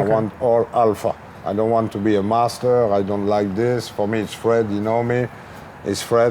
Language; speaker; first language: English; non-native, learner; French